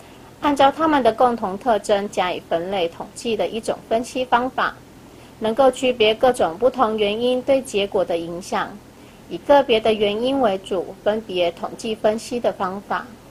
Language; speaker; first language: Chinese; native; Chinese